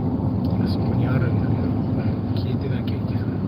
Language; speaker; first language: Japanese; native; Japanese